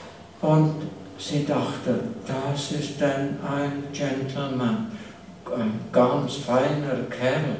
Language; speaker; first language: German; non-native, fluent; English